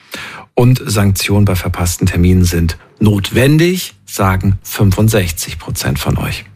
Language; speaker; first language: German; native; German